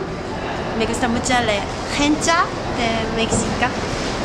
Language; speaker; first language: Spanish; non-native, learner; Korean